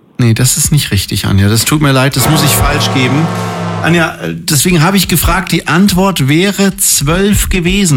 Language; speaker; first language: German; native; German